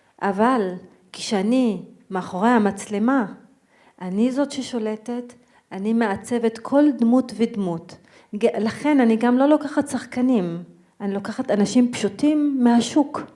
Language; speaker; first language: Hebrew; non-native, local second language; Arabic